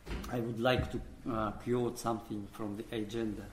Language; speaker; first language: English; non-native, fluent; Russian